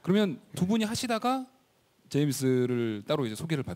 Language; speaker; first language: Korean; native; Korean